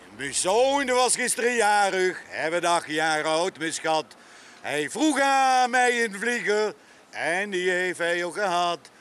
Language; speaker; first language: Dutch; native; Dutch